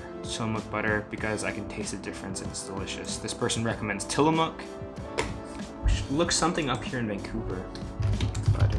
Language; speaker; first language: English; native; English